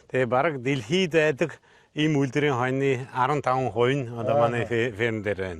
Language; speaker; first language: Mongolian; non-native, fluent; Hungarian